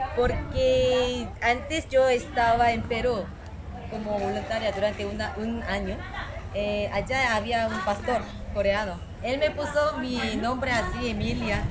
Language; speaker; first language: Spanish; non-native, learner; Korean